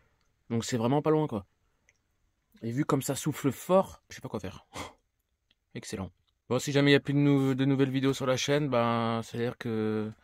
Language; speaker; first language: French; native; French